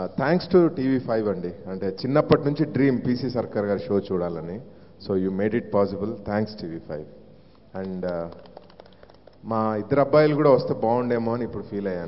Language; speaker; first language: Telugu; native; Telugu